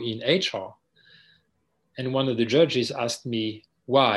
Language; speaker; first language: English; non-native, fluent; French